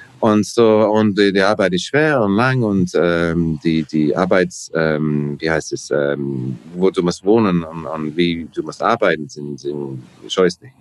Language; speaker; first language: German; non-native, learner; English